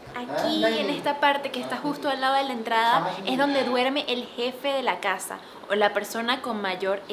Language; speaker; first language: Spanish; native; Spanish